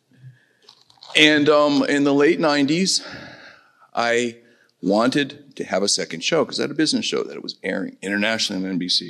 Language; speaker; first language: English; native; English